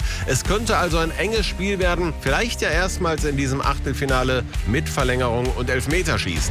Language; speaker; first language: German; native; German